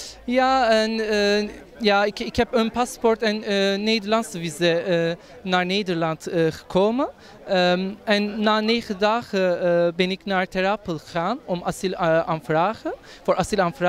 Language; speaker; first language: Dutch; non-native, learner; Turkish